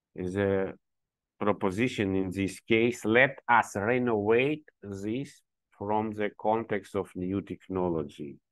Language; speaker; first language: English; non-native, learner; Ukrainian